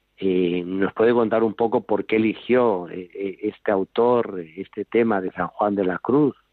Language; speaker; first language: Spanish; native; Spanish